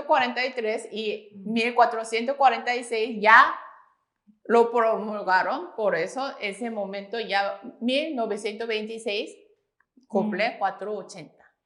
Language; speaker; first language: Spanish; non-native, fluent; Korean